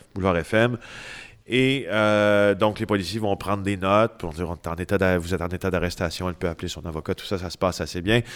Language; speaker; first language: French; native; French